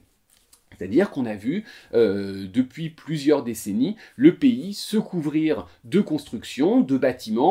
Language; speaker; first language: French; native; French